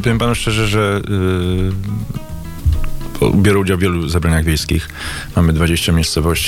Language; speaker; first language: Polish; native; Polish